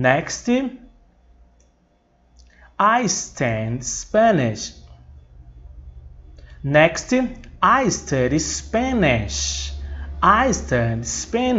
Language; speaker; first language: English; non-native, fluent; Portuguese